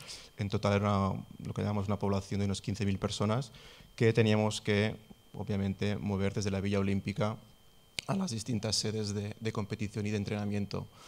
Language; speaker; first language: Spanish; non-native, local second language; Catalan